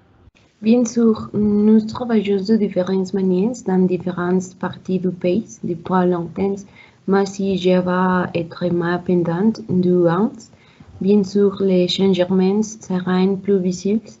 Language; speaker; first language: French; non-native, learner; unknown